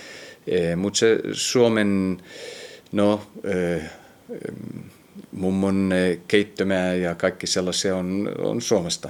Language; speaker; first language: Finnish; early bilingual, heritage; Finnish